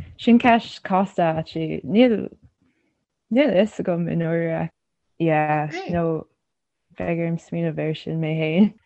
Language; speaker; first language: Irish; non-native, local second language; English